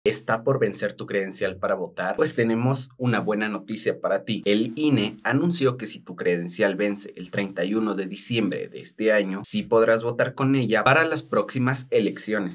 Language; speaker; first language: Spanish; native; Spanish